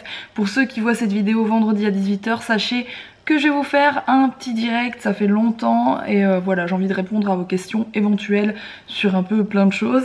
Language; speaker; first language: French; native; French